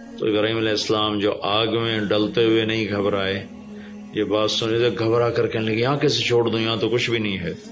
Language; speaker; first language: Urdu; non-native, local second language; Punjabi